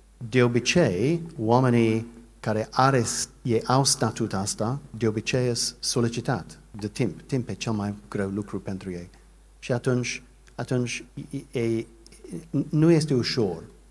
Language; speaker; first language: Romanian; non-native, learner; English